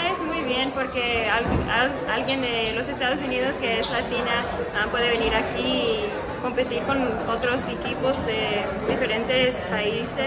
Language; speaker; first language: Spanish; early bilingual, heritage; English